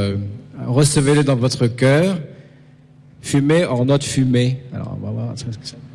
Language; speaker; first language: French; native; French